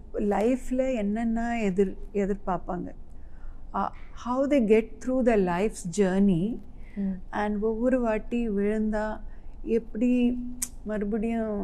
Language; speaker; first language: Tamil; non-native, local second language; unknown